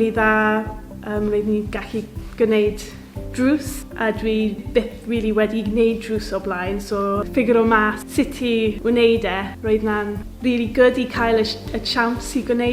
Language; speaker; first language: Welsh; non-native, local second language; English